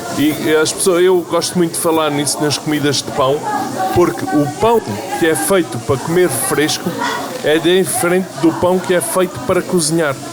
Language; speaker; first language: Portuguese; native; Portuguese